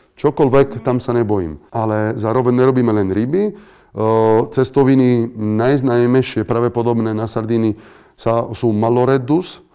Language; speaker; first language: Slovak; non-native, fluent; Italian